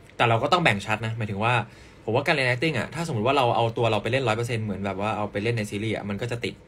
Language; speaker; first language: Thai; native; Thai